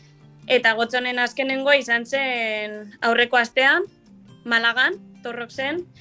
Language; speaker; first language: Basque; non-native, local second language; Spanish